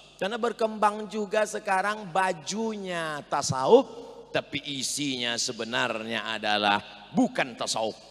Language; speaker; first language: Indonesian; native; Indonesian